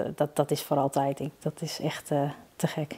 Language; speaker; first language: Dutch; native; Dutch